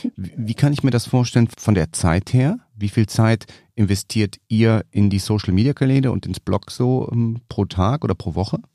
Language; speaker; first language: German; native; German